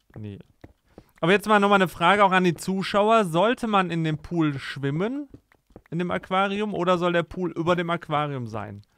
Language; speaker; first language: German; native; German